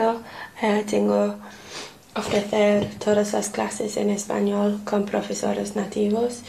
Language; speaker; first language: Spanish; non-native, fluent; English